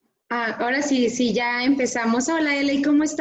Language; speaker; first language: Spanish; native; Spanish